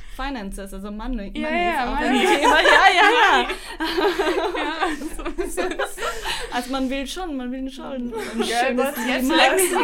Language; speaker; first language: German; native; German